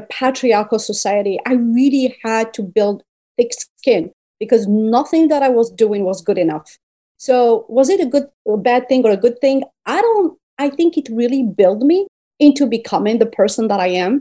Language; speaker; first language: English; non-native, fluent; Berber languages